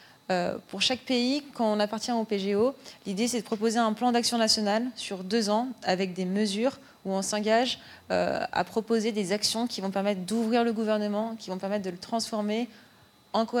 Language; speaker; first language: French; native; French